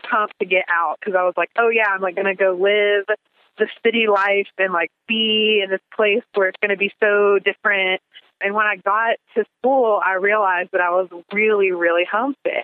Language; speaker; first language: English; native; English